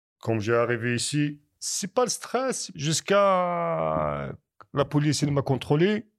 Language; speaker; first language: French; non-native, learner; Kabyle